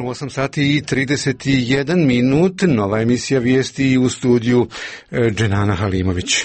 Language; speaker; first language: Croatian; native; Croatian